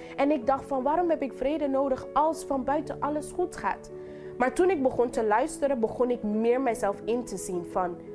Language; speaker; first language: Dutch; non-native, local second language; English